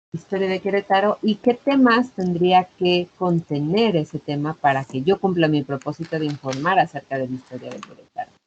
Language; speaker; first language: Spanish; native; Spanish